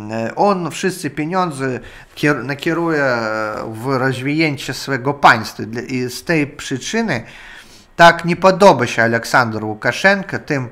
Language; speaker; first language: Polish; non-native, learner; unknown